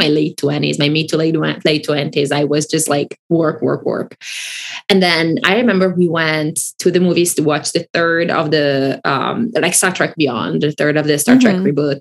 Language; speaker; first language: English; non-native, fluent; Italian